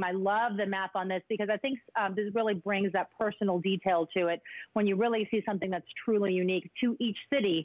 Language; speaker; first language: English; native; English